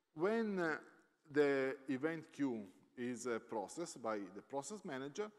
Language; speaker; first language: English; non-native, fluent; Italian